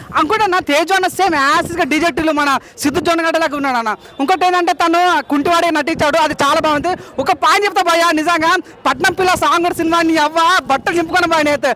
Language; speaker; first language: Telugu; native; Telugu